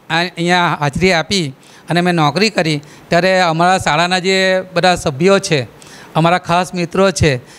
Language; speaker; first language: Gujarati; native; Gujarati